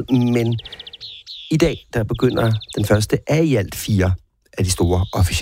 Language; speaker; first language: Danish; native; Danish